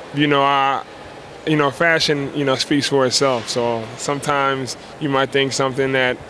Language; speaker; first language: English; native; English